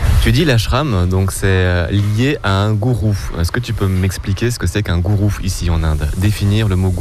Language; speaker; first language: French; native; French